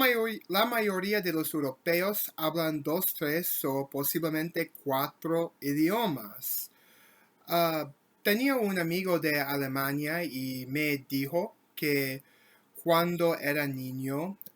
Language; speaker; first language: Spanish; non-native, learner; English